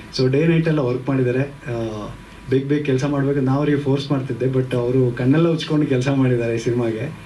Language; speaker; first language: Kannada; native; Kannada